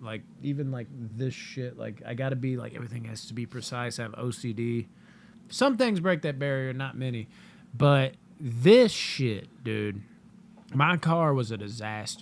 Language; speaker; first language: English; native; English